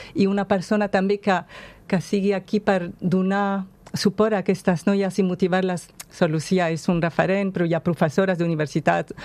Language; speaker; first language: Catalan; non-native, fluent; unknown